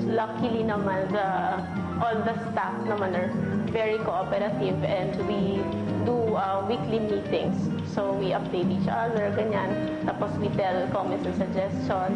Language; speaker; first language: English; non-native, local second language; Filipino